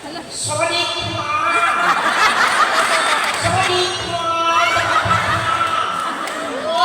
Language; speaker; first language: English; non-native, local second language; Cebuano